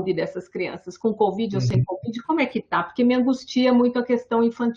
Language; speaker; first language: Portuguese; native; Portuguese